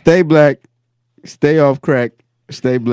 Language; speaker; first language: English; native; English